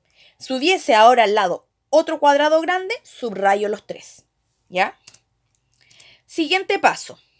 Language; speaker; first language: Spanish; native; Spanish